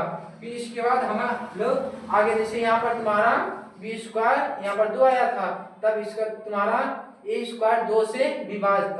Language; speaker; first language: Hindi; native; Hindi